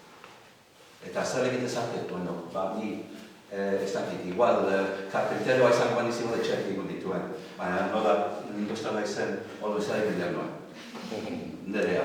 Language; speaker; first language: Basque; non-native, fluent; English